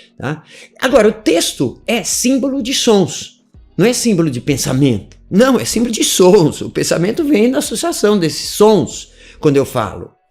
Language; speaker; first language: Portuguese; native; Portuguese